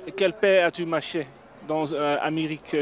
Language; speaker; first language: French; non-native, learner; Dutch